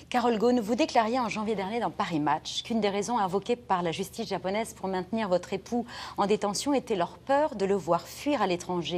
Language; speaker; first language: French; native; French